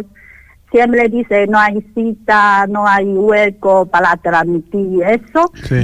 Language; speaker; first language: Spanish; non-native, learner; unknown